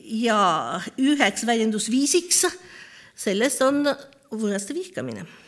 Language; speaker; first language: Estonian; non-native, fluent; French